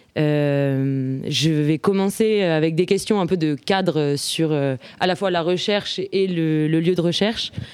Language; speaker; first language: French; native; French